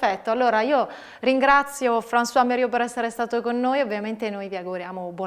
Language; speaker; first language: Italian; native; Italian